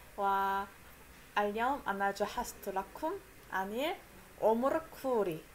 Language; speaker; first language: Arabic; non-native, fluent; Korean